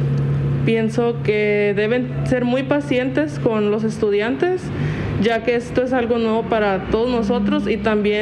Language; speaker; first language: Spanish; native; Spanish